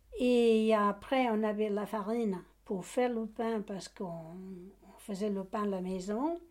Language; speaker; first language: French; non-native, learner; Portuguese